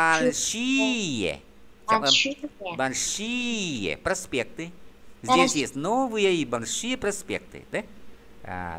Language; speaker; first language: Russian; non-native, fluent; Vietnamese